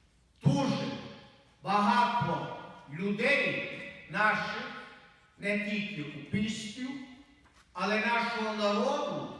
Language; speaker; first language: Ukrainian; native; Ukrainian